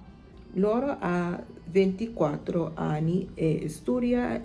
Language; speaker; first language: Italian; non-native, learner; English